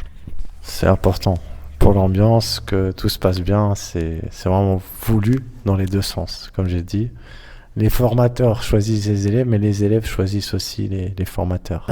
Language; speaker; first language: French; native; French